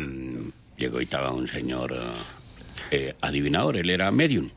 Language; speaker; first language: Spanish; native; Spanish